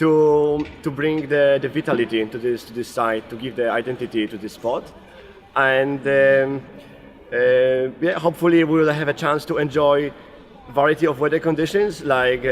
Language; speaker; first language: English; non-native, fluent; Polish